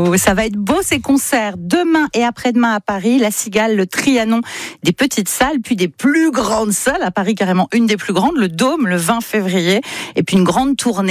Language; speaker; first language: French; native; French